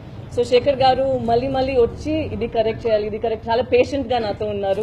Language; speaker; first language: Telugu; non-native, fluent; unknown